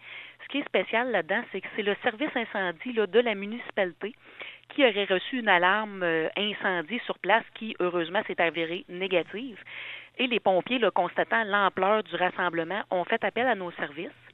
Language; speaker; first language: French; native; French